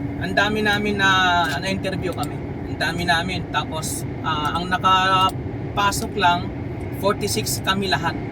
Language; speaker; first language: Filipino; non-native, local second language; Cebuano